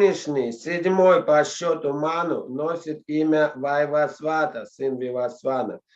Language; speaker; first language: Russian; native; Russian